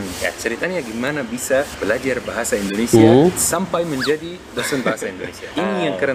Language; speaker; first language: Indonesian; non-native, fluent; Arabic